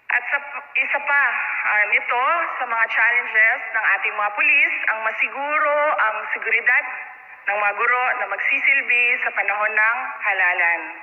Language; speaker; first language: Filipino; non-native, local second language; Cebuano